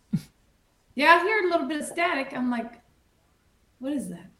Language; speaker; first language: English; native; English